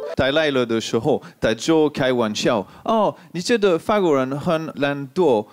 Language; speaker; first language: Chinese; non-native, learner; French